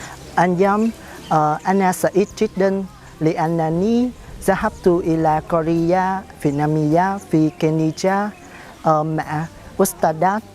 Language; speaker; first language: Arabic; non-native, learner; Vietnamese